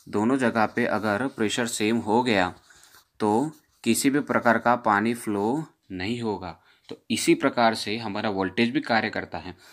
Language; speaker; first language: Hindi; non-native, local second language; Gujarati